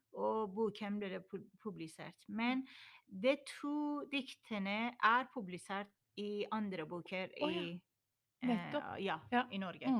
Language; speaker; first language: Norwegian; non-native, learner; Persian